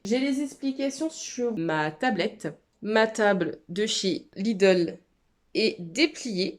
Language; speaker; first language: French; native; French